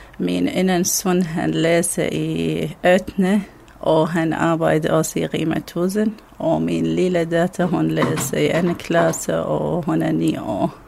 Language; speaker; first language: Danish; non-native, learner; Arabic